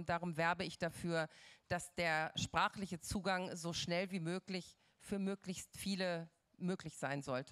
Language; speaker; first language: German; native; German